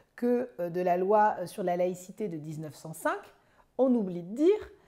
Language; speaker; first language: French; native; French